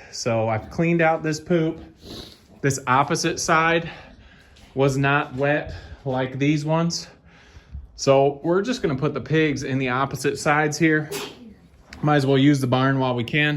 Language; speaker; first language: English; native; English